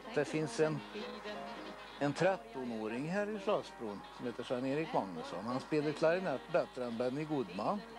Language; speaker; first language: Swedish; native; Swedish